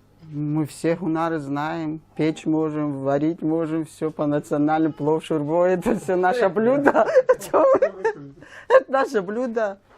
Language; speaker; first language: Russian; non-native, local second language; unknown